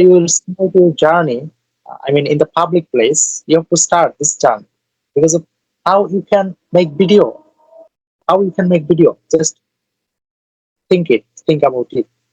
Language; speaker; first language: English; non-native, learner; Bangla